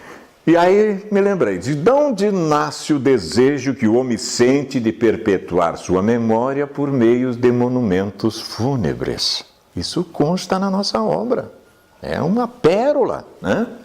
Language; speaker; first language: Portuguese; native; Portuguese